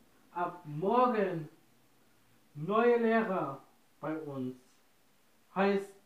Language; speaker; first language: German; non-native, learner; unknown